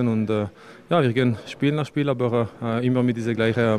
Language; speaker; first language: German; non-native, fluent; French